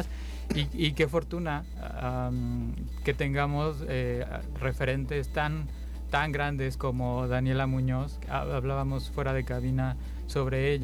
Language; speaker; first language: Spanish; native; Spanish